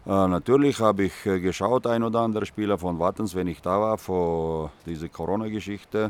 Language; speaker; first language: German; non-native, fluent; Russian